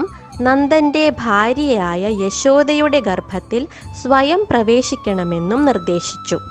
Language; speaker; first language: Malayalam; native; Malayalam